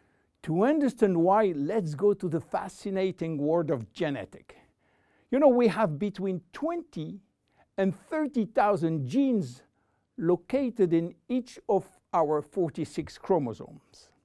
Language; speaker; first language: English; non-native, fluent; French